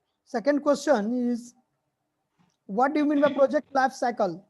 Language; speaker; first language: English; non-native, local second language; Hindi